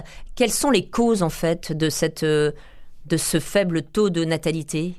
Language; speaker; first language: French; non-native, local second language; Korean